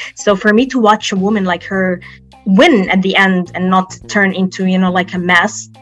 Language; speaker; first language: English; non-native, fluent; Arabic